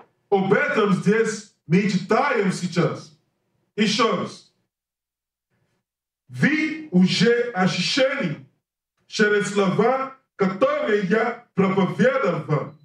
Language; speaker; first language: Russian; non-native, learner; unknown